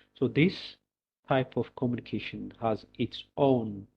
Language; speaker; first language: English; non-native, local second language; Amharic